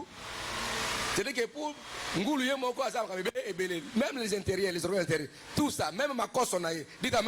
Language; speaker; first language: French; non-native, local second language; Lingala